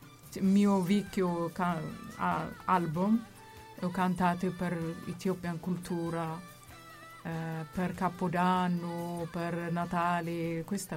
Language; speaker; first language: Italian; non-native, learner; Amharic